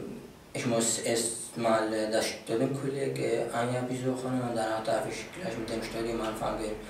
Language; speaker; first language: German; non-native, fluent; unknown